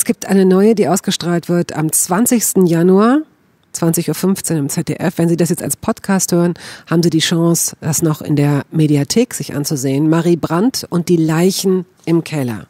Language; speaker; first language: German; native; German